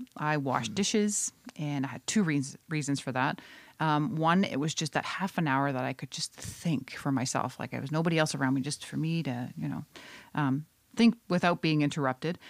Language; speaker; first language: English; non-native, fluent; Dutch